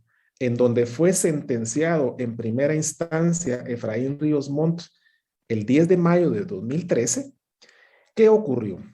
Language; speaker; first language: Spanish; native; Spanish